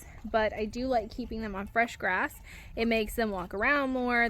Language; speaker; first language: English; native; English